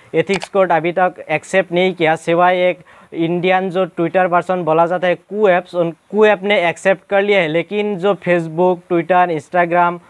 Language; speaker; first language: Hindi; non-native, local second language; Assamese